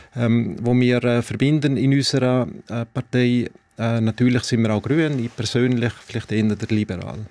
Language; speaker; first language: German; native; German